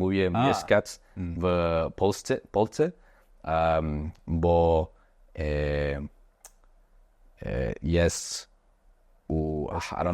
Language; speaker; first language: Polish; non-native, learner; English